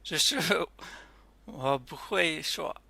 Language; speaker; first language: Chinese; non-native, learner; English